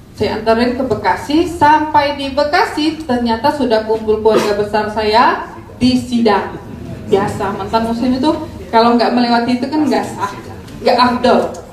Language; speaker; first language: Indonesian; native; Indonesian